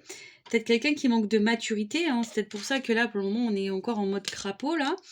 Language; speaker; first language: French; native; French